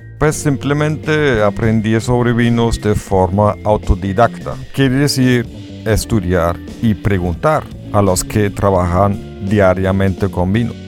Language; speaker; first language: Spanish; non-native, fluent; German